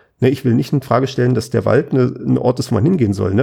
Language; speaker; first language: German; native; German